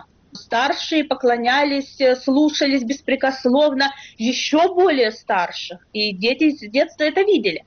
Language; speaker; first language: Russian; native; Russian